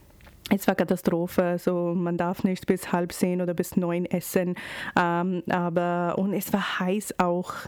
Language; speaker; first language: German; non-native, fluent; Urdu